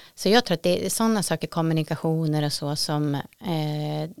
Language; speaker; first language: Swedish; native; Swedish